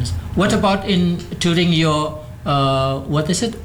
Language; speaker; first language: English; non-native, learner; Indonesian